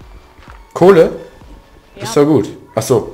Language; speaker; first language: German; native; German